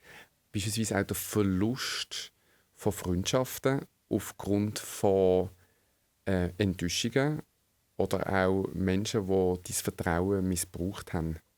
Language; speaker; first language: German; native; German